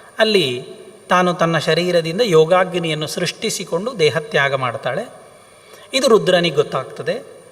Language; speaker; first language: Kannada; non-native, local second language; Tulu